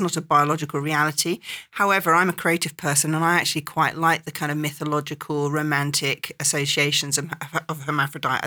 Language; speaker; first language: English; native; English